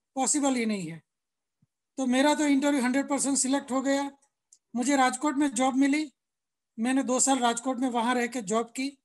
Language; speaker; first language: Hindi; non-native, local second language; Gujarati